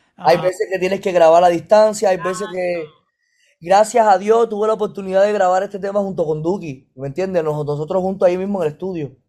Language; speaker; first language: Spanish; native; Spanish